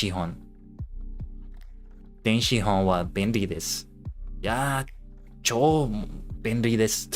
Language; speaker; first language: Japanese; non-native, learner; English